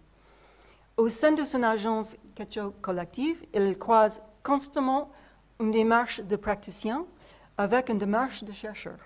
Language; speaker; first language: French; non-native, fluent; English